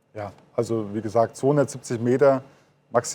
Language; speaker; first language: German; native; German